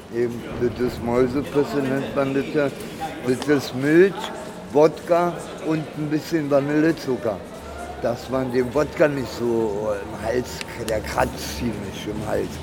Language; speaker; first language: German; early bilingual, other home language; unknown